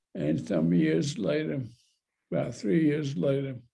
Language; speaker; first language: English; native; English